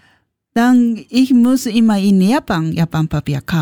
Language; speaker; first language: German; non-native, learner; Japanese